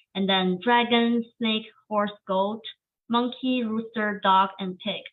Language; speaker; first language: English; non-native, fluent; Chinese